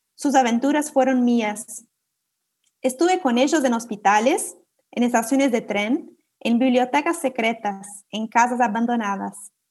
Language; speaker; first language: Spanish; non-native, fluent; Portuguese